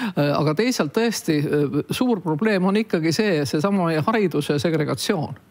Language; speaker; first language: Estonian; native; Estonian